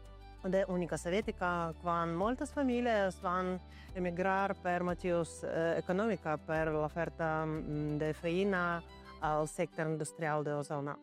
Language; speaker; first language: Catalan; non-native, learner; Ukrainian